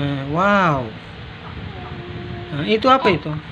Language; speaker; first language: Malay; native; Malay